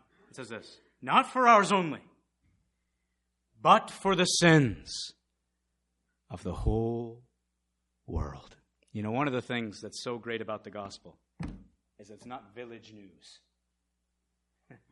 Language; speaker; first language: English; native; English